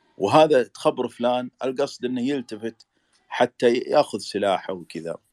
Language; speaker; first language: Arabic; native; Arabic